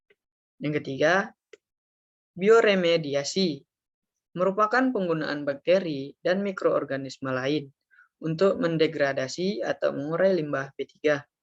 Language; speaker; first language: Indonesian; native; Indonesian